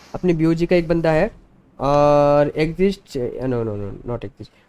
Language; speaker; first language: Hindi; non-native, local second language; Bangla